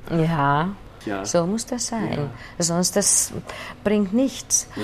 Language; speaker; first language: German; non-native, fluent; Hungarian